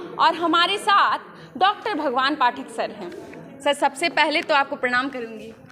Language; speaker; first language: Hindi; native; Hindi